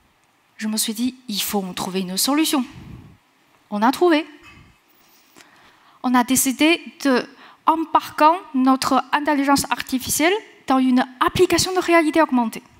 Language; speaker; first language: French; non-native, fluent; Chinese